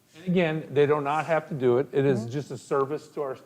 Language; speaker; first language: English; native; English